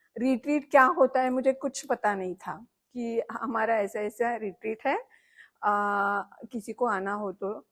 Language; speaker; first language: Hindi; non-native, local second language; Marathi